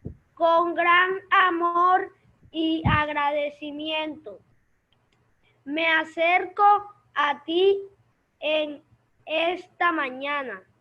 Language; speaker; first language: Spanish; native; Spanish